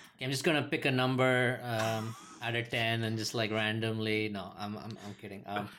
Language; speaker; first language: English; early bilingual, other home language; Hindi